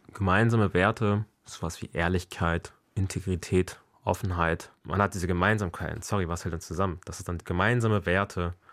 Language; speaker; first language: German; early bilingual, other home language; Akan